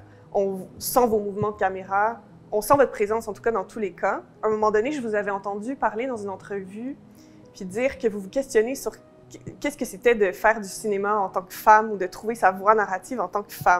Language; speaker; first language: French; native; French